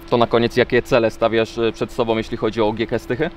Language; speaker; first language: Polish; native; Polish